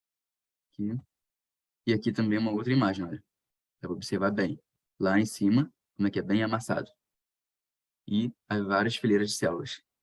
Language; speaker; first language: Portuguese; native; Portuguese